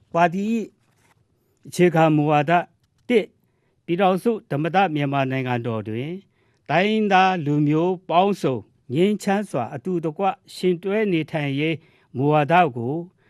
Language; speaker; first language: Burmese; non-native, local second language; Kachin